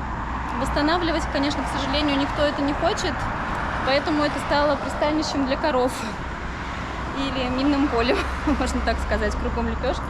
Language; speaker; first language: Russian; native; Russian